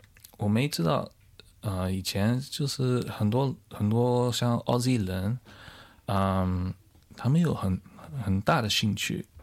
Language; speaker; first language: Chinese; early bilingual, heritage; Chinese